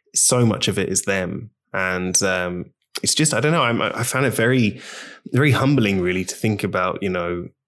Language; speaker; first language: English; native; English